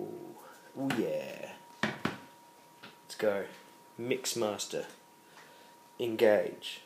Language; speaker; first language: English; native; English